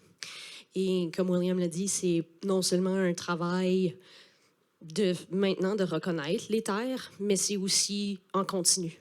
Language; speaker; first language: French; native; French